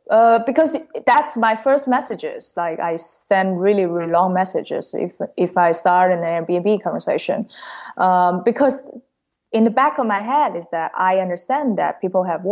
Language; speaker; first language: English; non-native, fluent; Cantonese